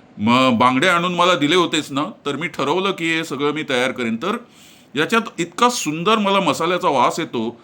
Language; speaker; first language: Marathi; non-native, local second language; Konkani